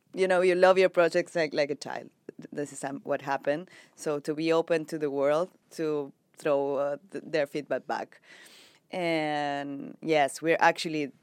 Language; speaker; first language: English; non-native, fluent; Spanish